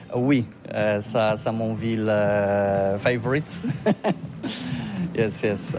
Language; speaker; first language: French; non-native, learner; Polish